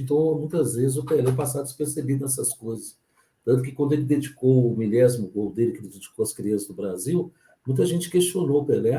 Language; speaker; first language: Portuguese; native; Portuguese